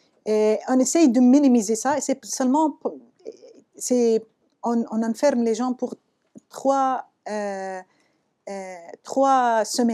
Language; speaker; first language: French; non-native, fluent; Arabic